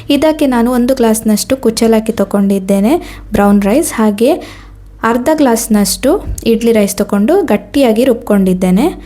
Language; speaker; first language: Kannada; non-native, local second language; Konkani